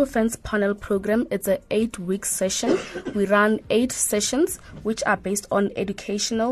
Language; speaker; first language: English; non-native, local second language; Northern Sotho